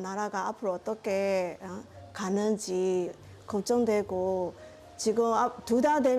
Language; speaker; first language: Korean; non-native, learner; Burmese